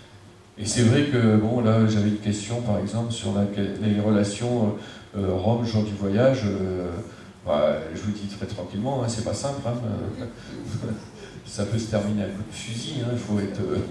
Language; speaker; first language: French; native; French